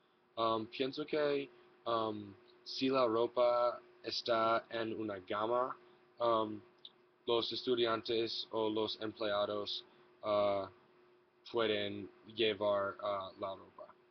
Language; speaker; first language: Spanish; non-native, learner; English